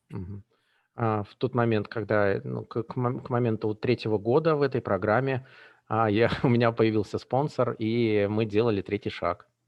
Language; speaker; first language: Russian; native; Russian